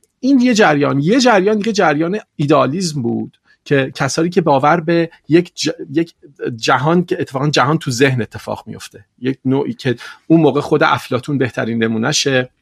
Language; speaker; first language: Persian; non-native, local second language; Kurdish